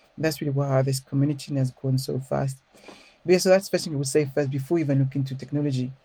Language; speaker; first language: English; non-native, fluent; French